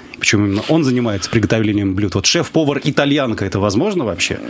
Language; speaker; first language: Russian; native; Russian